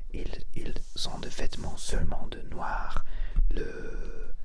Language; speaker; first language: French; non-native, learner; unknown